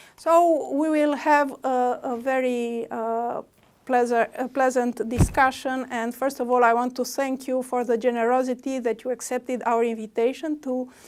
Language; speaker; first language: English; non-native, fluent; Romanian